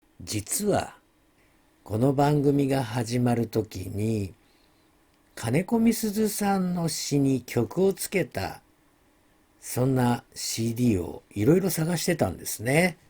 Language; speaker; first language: Japanese; native; Japanese